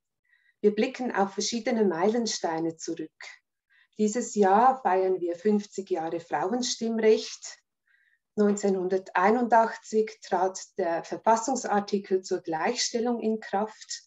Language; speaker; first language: German; native; German